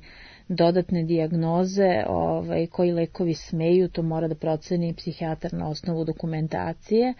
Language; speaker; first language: Serbian; native; Serbian